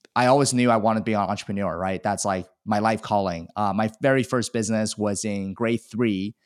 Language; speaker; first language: English; early bilingual, other home language; Chinese